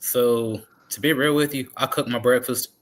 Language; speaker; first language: English; native; English